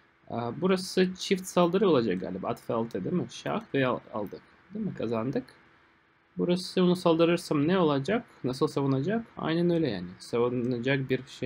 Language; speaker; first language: Turkish; non-native, fluent; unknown